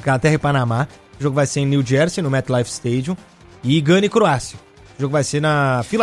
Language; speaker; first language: Portuguese; native; Portuguese